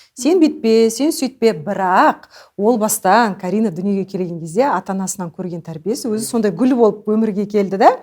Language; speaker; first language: Kazakh; native; Kazakh